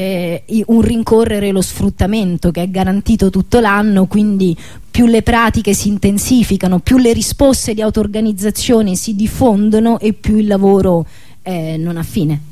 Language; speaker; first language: Italian; native; Italian